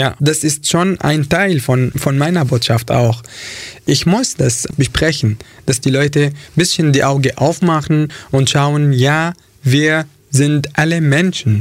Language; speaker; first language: German; non-native, fluent; Arabic